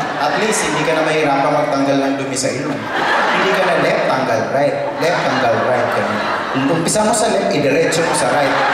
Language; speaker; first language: Filipino; native; Filipino